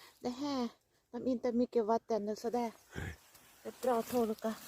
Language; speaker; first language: Swedish; non-native, learner; Thai